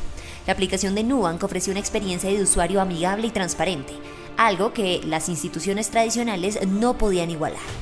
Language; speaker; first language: Spanish; native; Spanish